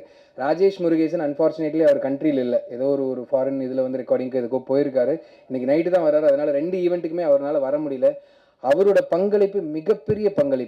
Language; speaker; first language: Tamil; native; Tamil